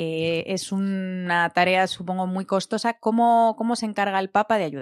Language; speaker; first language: Spanish; native; Spanish